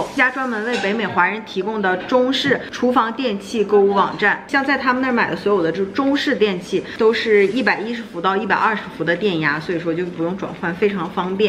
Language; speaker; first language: Chinese; native; Chinese